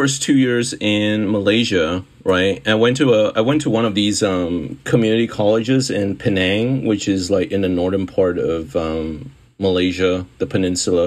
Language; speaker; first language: English; non-native, local second language; Cantonese